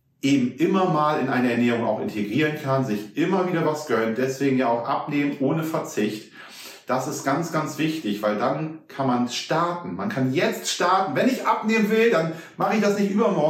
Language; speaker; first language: German; native; German